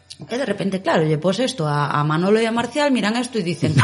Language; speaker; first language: Spanish; native; Spanish